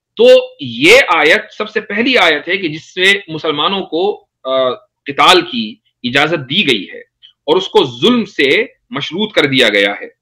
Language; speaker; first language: Urdu; native; Urdu